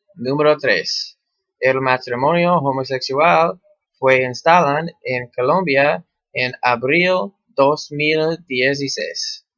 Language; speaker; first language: Spanish; non-native, learner; English